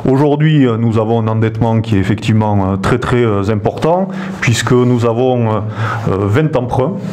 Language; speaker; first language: French; native; French